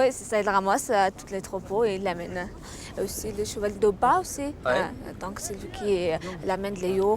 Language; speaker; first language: French; non-native, fluent; Mongolian